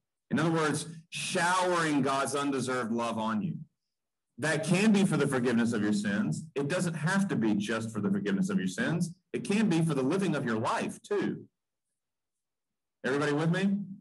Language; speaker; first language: English; native; English